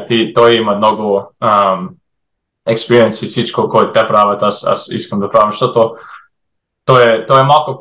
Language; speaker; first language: Bulgarian; early bilingual, heritage; English